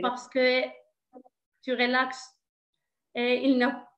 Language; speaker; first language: French; non-native, learner; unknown